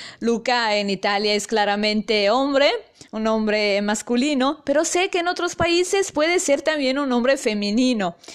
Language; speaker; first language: Spanish; non-native, fluent; Italian